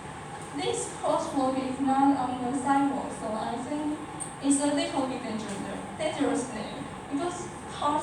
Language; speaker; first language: English; non-native, learner; Chinese